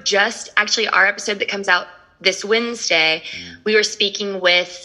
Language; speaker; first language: English; native; English